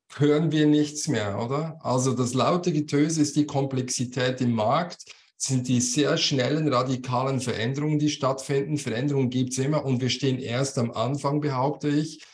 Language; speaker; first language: German; native; German